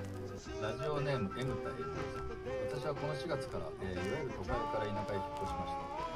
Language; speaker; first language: Japanese; native; Japanese